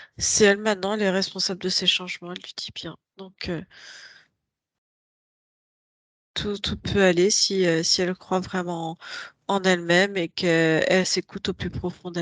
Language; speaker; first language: French; native; French